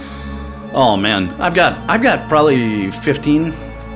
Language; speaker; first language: English; native; English